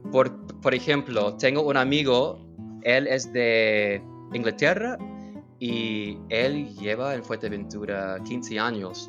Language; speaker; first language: Spanish; non-native, fluent; English